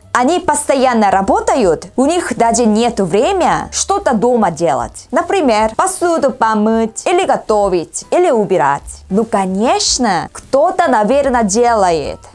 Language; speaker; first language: Russian; non-native, learner; Korean